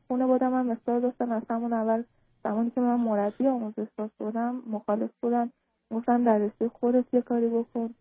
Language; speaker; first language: Persian; non-native, local second language; Azerbaijani